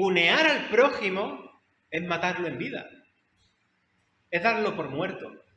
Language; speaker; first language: Spanish; native; Spanish